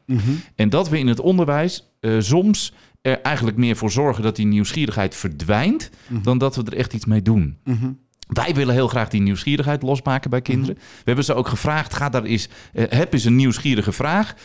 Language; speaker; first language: Dutch; native; Dutch